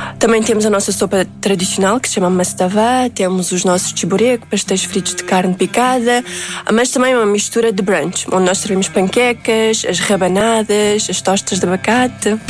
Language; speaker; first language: Portuguese; early bilingual, other home language; Uzbek